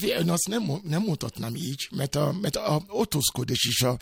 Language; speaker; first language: Hungarian; non-native, fluent; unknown